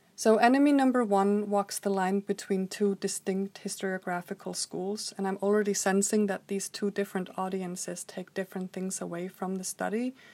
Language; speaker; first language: English; non-native, fluent; Icelandic